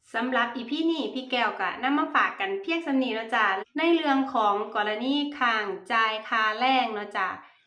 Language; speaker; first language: Thai; native; Thai